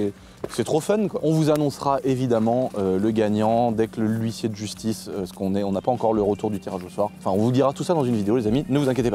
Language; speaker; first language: French; native; French